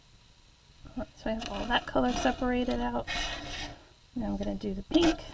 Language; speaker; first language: English; native; English